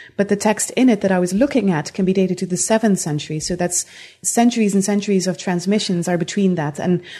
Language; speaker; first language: English; non-native, fluent; Dutch